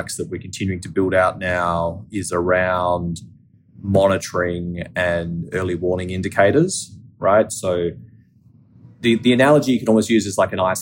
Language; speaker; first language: English; native; English